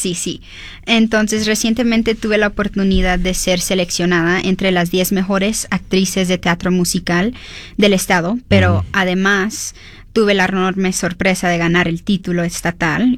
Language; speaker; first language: Spanish; early bilingual, heritage; Spanish